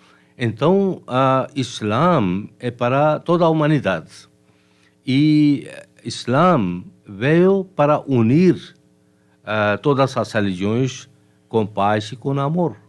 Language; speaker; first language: Portuguese; non-native, fluent; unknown